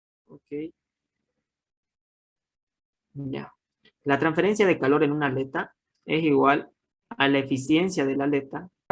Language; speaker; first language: Spanish; native; Spanish